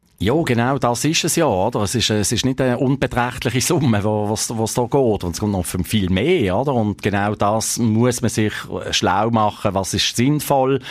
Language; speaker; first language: German; native; German